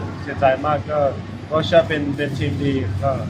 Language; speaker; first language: Thai; early bilingual, heritage; Thai